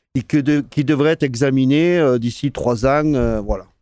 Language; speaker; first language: French; non-native, fluent; Spanish